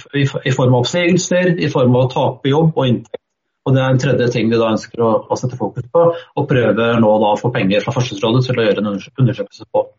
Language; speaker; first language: Norwegian; native; Norwegian